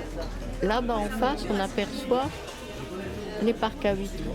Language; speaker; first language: French; native; French